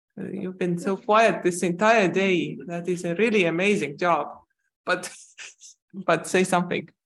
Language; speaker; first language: English; non-native, fluent; Estonian